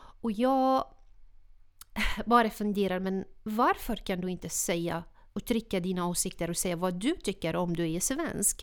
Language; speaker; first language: Swedish; non-native, fluent; Arabic